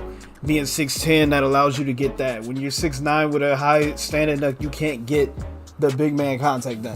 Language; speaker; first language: English; native; English